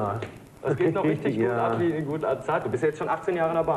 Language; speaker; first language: German; native; German